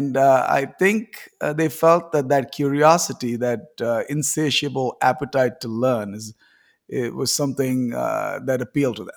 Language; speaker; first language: English; non-native, local second language; Tamil